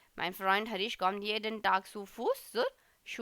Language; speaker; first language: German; non-native, fluent; Hindi